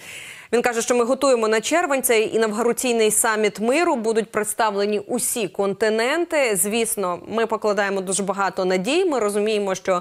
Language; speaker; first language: Ukrainian; native; Ukrainian